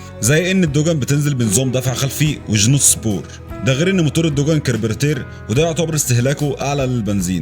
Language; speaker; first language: Arabic; native; Arabic